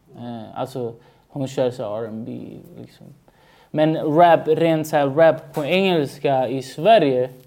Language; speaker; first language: Swedish; early bilingual, other home language; Spanish